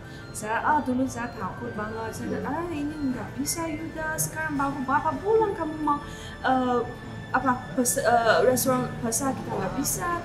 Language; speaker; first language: Indonesian; non-native, learner; Chinese